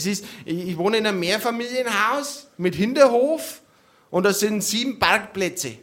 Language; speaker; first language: German; native; German